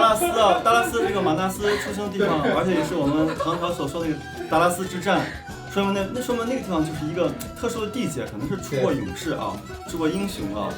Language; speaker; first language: Chinese; native; Chinese